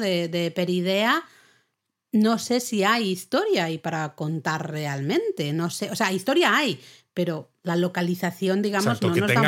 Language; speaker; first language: Spanish; native; Spanish